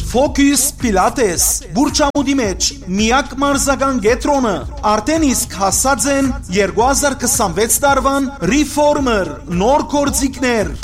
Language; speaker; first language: Armenian; early bilingual, heritage; Armenian